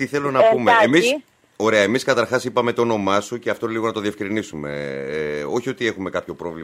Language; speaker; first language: Greek; native; Greek